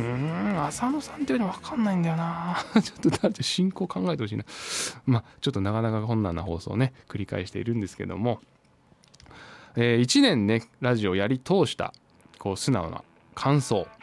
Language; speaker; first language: Japanese; native; Japanese